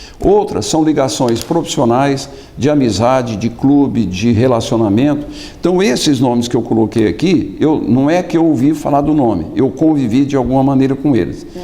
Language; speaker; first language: Portuguese; native; Portuguese